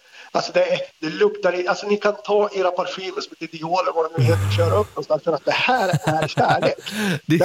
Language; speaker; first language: Swedish; native; Swedish